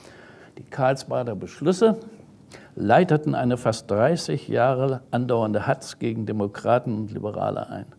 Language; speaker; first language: German; native; German